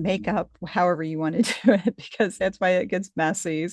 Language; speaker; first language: English; native; English